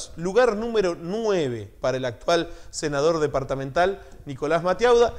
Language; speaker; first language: Spanish; native; Spanish